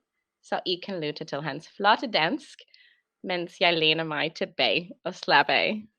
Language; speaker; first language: Danish; non-native, learner; English